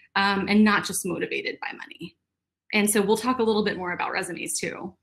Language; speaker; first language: English; native; English